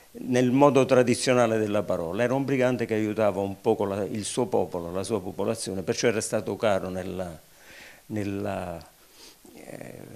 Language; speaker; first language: Italian; native; Italian